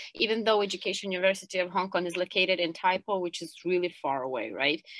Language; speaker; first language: English; non-native, fluent; Ukrainian